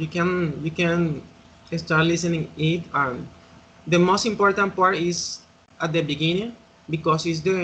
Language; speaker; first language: English; non-native, fluent; Spanish